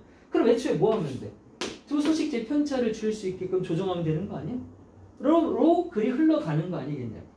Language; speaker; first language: Korean; native; Korean